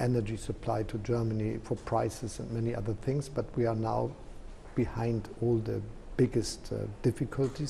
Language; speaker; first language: English; non-native, fluent; German